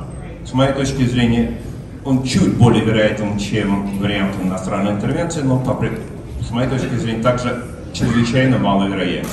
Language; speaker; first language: Russian; native; Russian